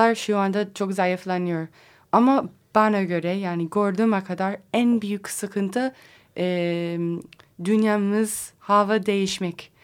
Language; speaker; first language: Turkish; non-native, learner; English